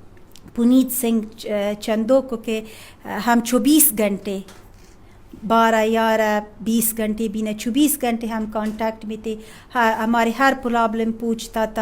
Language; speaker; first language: Hindi; non-native, fluent; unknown